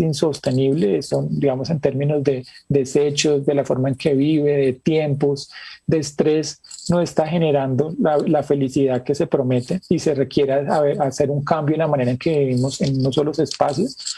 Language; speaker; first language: Spanish; native; Spanish